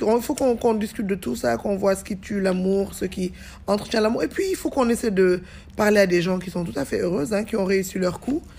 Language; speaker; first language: French; non-native, local second language; Wolof